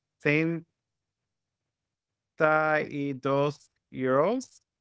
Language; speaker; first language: Spanish; non-native, learner; English